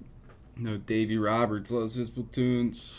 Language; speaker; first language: English; native; English